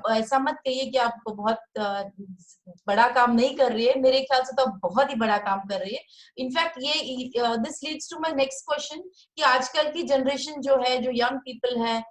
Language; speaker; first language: Hindi; native; Hindi